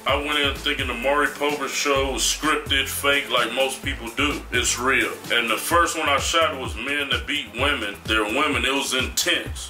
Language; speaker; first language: English; native; English